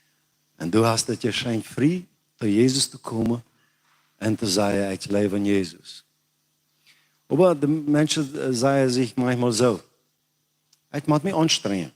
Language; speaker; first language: German; non-native, learner; Plautdietsch